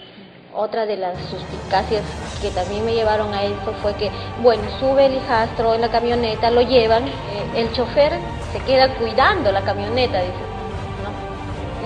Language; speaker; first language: Spanish; native; Spanish